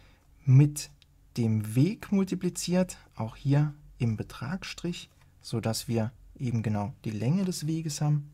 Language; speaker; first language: German; native; German